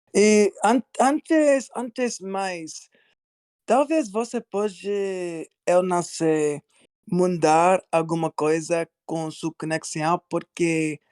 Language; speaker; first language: Portuguese; non-native, learner; English